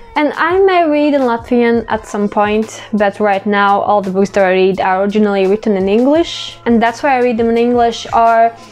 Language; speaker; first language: English; non-native, fluent; Latvian